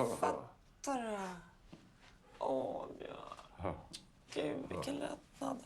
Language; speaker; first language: Swedish; native; Swedish